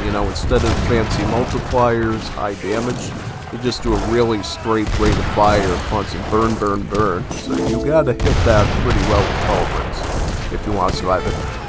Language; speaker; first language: English; native; English